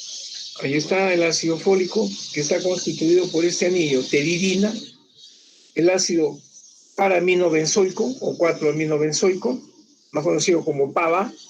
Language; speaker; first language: Spanish; native; Spanish